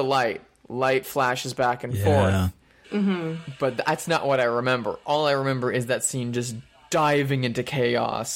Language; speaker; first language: English; native; English